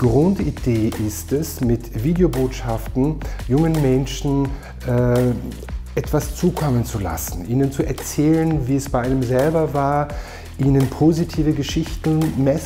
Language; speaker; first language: German; native; German